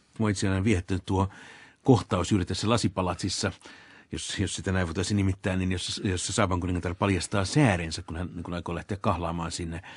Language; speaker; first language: Finnish; native; Finnish